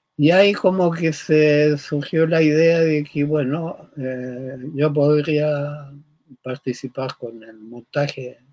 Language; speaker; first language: Spanish; early bilingual, other home language; German